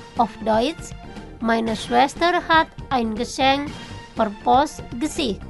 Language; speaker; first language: German; non-native, fluent; Indonesian